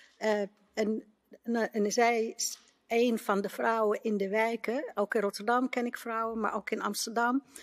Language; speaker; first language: Dutch; non-native, fluent; Arabic